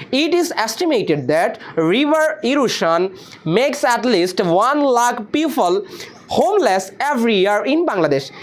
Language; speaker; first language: English; non-native, local second language; Bangla